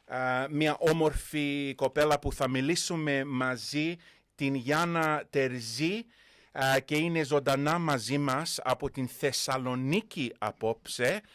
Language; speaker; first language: Greek; early bilingual, heritage; Greek